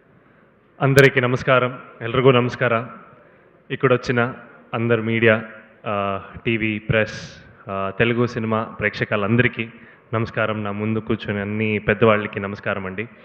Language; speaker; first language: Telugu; non-native, learner; Kannada